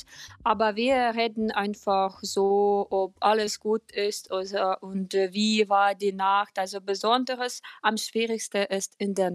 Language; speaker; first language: German; non-native, fluent; Ukrainian